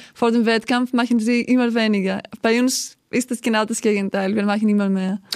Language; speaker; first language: German; non-native, fluent; Greek